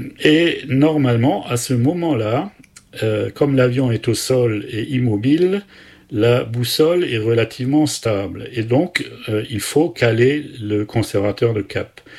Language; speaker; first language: French; native; French